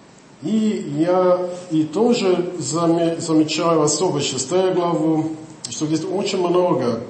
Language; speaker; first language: Russian; non-native, fluent; English